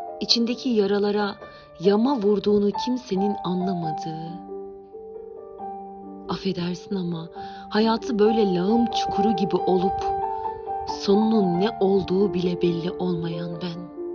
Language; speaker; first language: Turkish; native; Turkish